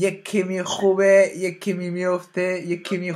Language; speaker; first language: Persian; non-native, learner; French